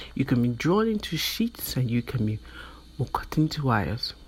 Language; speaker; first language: English; non-native, local second language; Yoruba